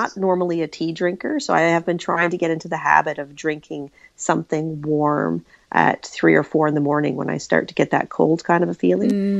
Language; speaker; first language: English; native; English